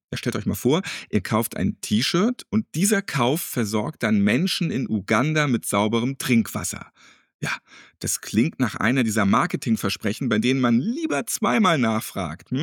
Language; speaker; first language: German; native; German